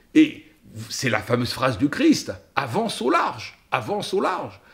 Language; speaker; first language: French; native; French